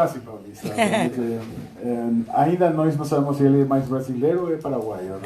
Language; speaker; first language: Portuguese; non-native, fluent; Spanish